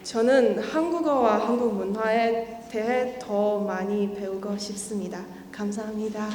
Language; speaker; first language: Korean; non-native, learner; Chinese